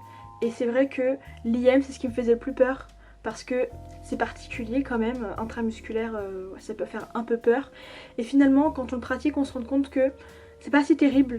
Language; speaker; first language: French; native; French